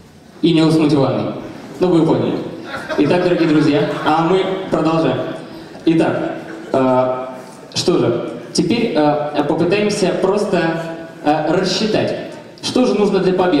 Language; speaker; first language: Russian; native; Russian